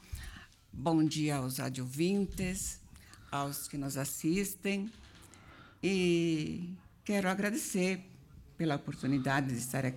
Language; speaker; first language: Portuguese; native; Portuguese